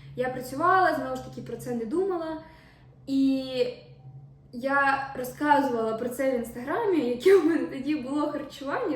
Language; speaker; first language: Ukrainian; non-native, local second language; Russian